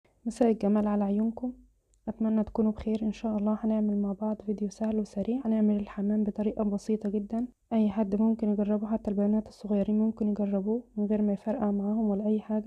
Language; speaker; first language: Arabic; native; Arabic